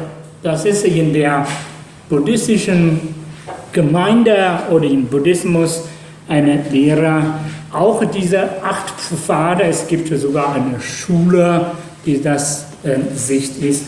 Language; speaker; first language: German; non-native, fluent; Chinese